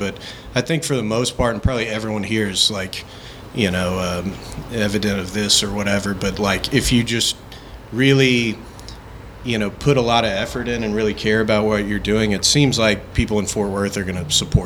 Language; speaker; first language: English; native; English